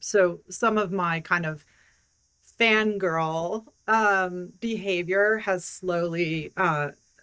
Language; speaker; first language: English; native; English